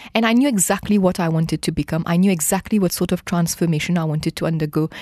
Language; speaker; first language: English; non-native, fluent; Morisyen